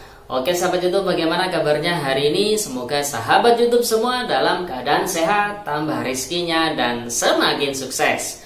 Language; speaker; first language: Indonesian; native; Indonesian